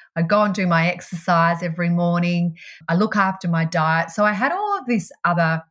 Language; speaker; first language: English; native; English